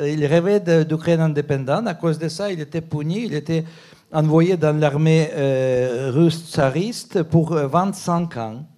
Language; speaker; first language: French; non-native, fluent; Ukrainian